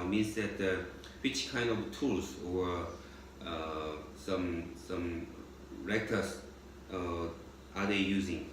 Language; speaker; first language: English; non-native, learner; Korean